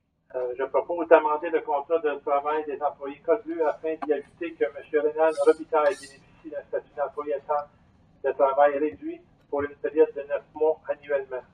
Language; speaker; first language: French; native; French